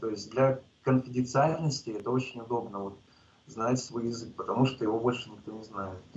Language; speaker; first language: Russian; native; Russian